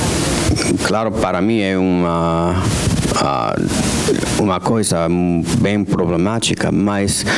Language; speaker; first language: Portuguese; non-native, fluent; English